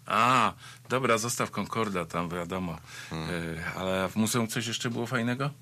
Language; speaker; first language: Polish; native; Polish